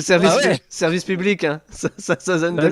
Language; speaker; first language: French; native; French